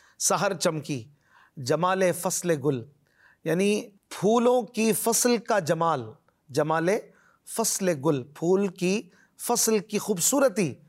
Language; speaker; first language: Urdu; native; Urdu